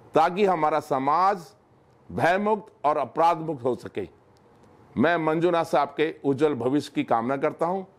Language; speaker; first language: Hindi; native; Hindi